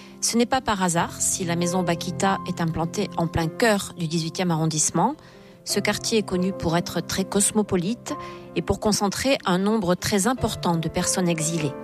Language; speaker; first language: French; native; French